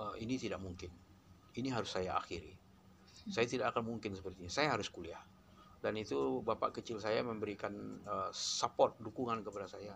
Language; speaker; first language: Indonesian; non-native, local second language; Minangkabau